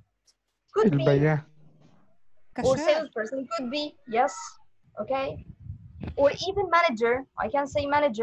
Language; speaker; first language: English; non-native, fluent; Arabic